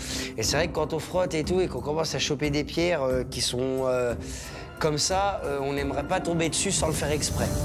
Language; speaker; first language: French; native; French